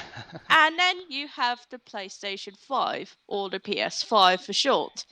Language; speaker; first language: English; native; English